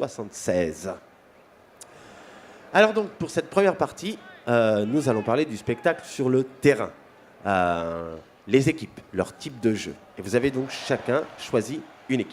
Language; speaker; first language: French; native; French